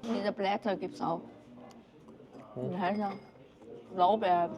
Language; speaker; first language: German; non-native, learner; Chinese